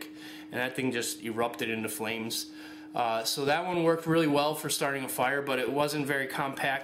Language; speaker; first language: English; native; English